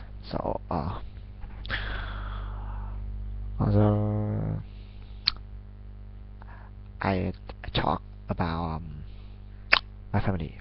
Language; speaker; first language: English; non-native, learner; Vietnamese